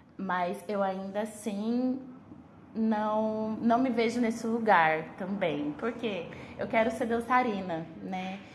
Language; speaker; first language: Portuguese; native; Portuguese